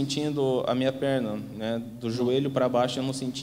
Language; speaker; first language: Portuguese; native; Portuguese